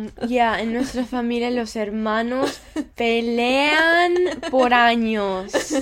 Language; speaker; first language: Spanish; early bilingual, heritage; Spanish